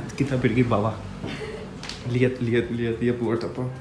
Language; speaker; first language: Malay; non-native, learner; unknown